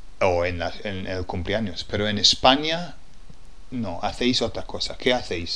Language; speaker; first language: Spanish; non-native, fluent; English